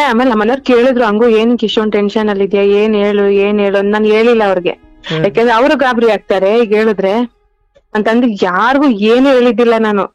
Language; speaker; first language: Kannada; native; Kannada